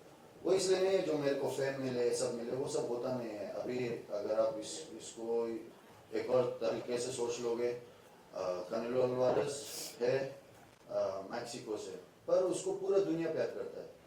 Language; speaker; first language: Hindi; non-native, fluent; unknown